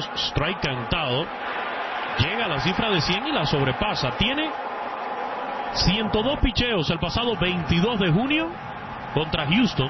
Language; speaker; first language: Spanish; native; Spanish